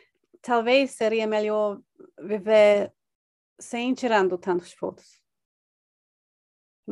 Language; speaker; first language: Portuguese; non-native, fluent; English